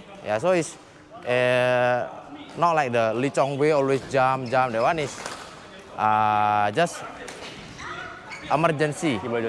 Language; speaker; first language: English; non-native, fluent; Indonesian